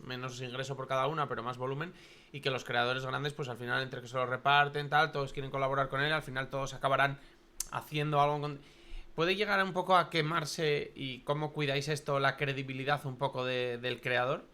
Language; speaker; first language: Spanish; native; Spanish